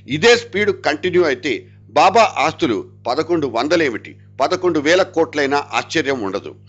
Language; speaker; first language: Telugu; native; Telugu